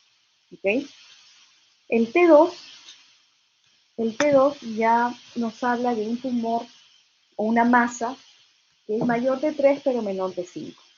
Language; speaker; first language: Spanish; native; Spanish